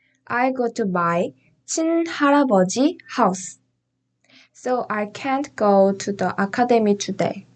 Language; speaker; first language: English; non-native, fluent; Korean